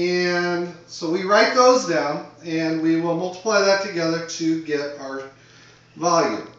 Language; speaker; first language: English; native; English